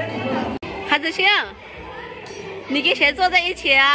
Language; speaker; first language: Chinese; non-native, fluent; Lao